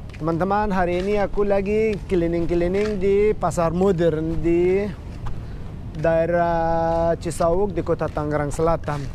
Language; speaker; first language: Indonesian; non-native, learner; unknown